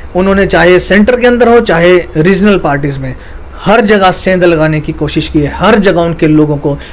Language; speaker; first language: Hindi; native; Hindi